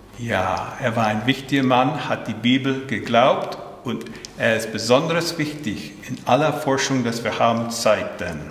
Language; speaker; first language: German; early bilingual, heritage; German